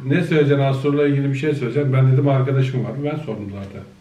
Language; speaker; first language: Turkish; native; Turkish